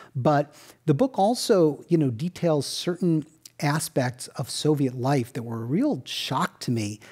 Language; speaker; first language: English; native; English